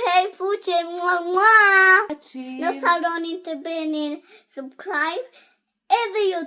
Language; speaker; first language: Albanian; early bilingual, heritage; Albanian